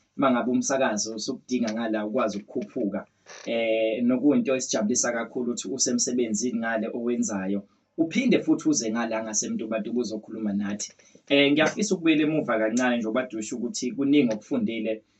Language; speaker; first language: Zulu; native; Zulu